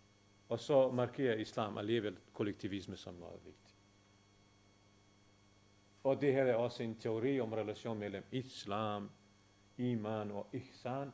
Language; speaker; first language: Danish; non-native, fluent; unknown